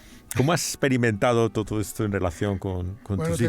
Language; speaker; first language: Spanish; native; Spanish